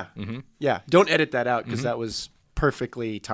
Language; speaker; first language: English; native; English